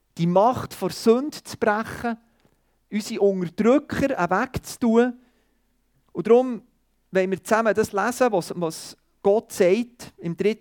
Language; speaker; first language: German; non-native, fluent; Swiss German